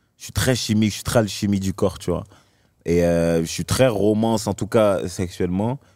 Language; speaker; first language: French; native; French